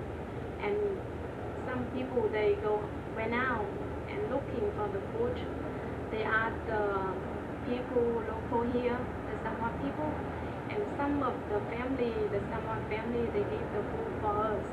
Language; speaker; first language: English; non-native, learner; Vietnamese